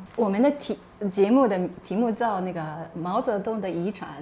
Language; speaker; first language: Chinese; non-native, fluent; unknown